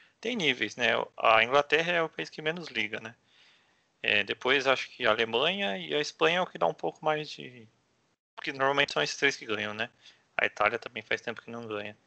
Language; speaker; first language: Portuguese; native; Portuguese